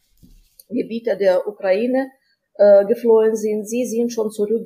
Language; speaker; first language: German; non-native, fluent; Ukrainian